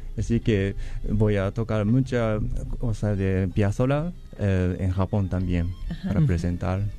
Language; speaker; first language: Spanish; non-native, learner; Japanese